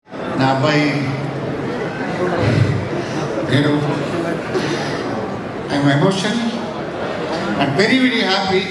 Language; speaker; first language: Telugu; non-native, fluent; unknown